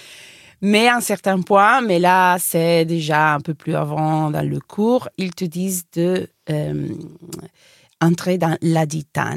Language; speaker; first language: French; non-native, fluent; Italian